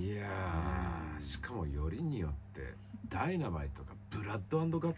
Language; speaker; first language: Japanese; native; Japanese